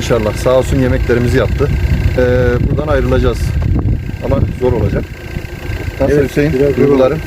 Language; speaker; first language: Turkish; native; Turkish